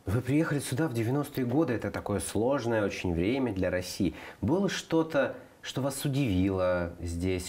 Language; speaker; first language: Russian; native; Russian